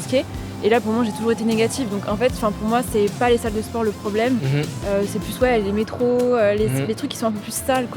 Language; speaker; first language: French; native; French